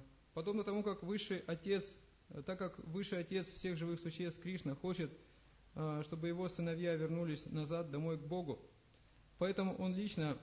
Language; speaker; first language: Russian; native; Russian